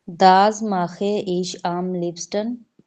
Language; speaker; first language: German; non-native, learner; Hindi